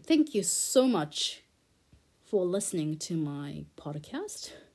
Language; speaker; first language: English; non-native, fluent; Japanese